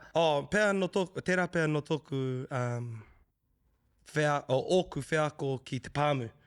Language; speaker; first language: Māori; non-native, local second language; English